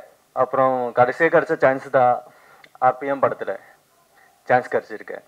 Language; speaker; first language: Tamil; non-native, learner; Malayalam